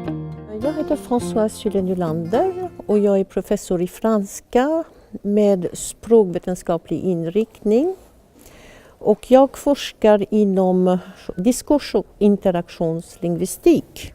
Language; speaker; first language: Swedish; non-native, fluent; French